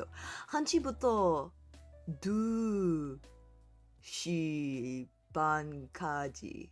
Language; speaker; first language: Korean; non-native, learner; English